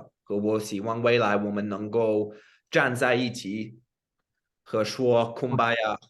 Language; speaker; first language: Chinese; non-native, fluent; English